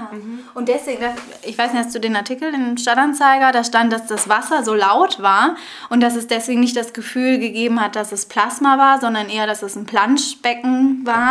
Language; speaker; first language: German; native; German